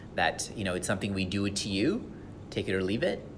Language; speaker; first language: English; non-native, local second language; Tamil